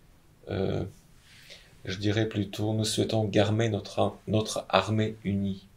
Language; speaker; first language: French; non-native, fluent; Ukrainian